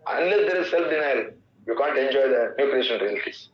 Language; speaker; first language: English; non-native, local second language; Kannada